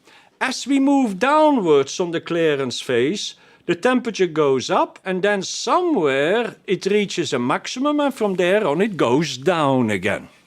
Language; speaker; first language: English; non-native, fluent; Dutch